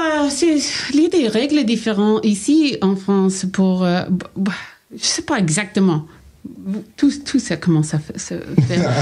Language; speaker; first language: French; non-native, learner; English